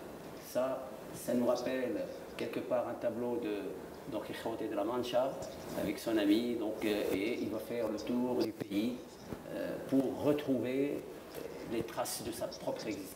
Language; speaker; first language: French; non-native, local second language; Arabic